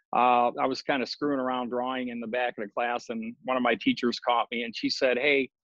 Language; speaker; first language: English; native; English